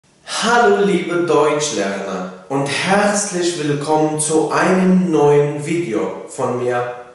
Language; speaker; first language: German; non-native, learner; Tajik